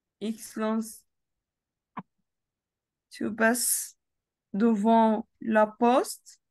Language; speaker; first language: French; non-native, fluent; Arabic